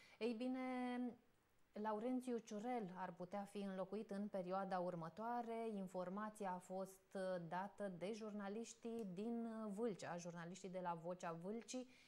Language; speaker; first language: Romanian; native; Romanian